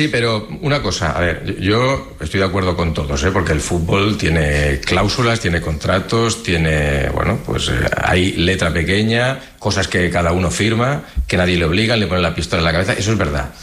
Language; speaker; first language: Spanish; native; Spanish